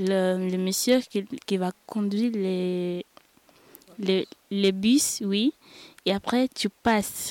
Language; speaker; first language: French; non-native, learner; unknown